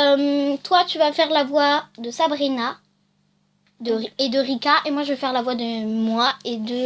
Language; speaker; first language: French; native; French